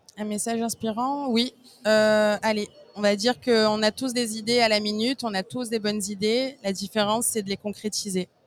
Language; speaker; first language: French; native; French